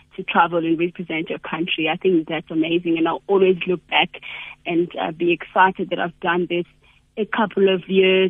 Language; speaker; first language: English; non-native, local second language; Zulu